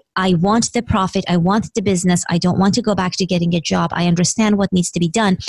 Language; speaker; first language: English; non-native, fluent; Persian